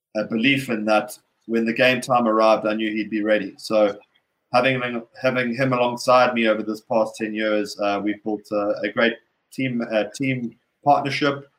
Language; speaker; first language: English; native; English